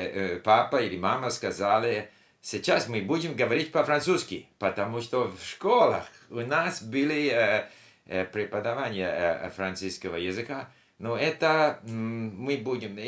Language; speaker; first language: Russian; non-native, learner; English